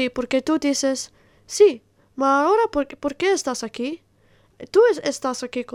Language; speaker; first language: Spanish; non-native, learner; Italian